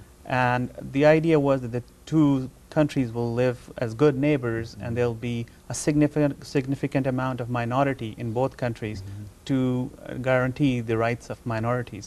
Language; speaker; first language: English; non-native, fluent; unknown